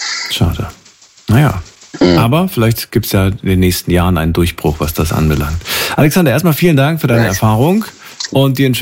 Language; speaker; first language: German; native; German